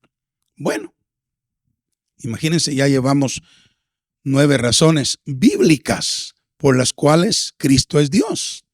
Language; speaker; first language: Spanish; native; Spanish